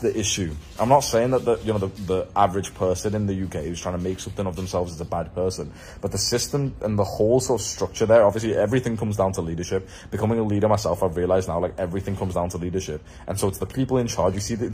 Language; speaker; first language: English; native; English